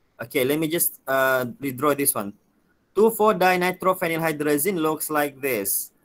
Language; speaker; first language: English; non-native, local second language; Malay